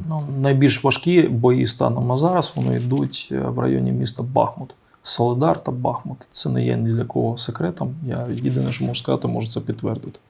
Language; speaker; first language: Ukrainian; native; Ukrainian